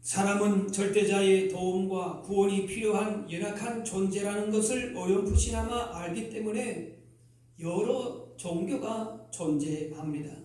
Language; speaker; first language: Korean; native; Korean